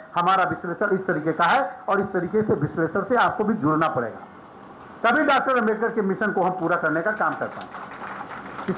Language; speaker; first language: Hindi; native; Hindi